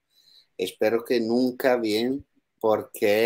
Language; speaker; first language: Spanish; non-native, learner; Italian